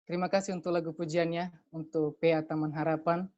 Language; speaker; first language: Indonesian; native; Indonesian